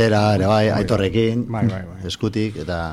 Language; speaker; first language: Basque; non-native, local second language; Spanish